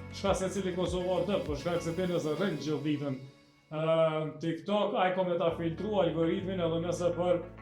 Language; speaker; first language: Albanian; native; Albanian